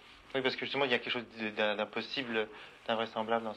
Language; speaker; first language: French; native; French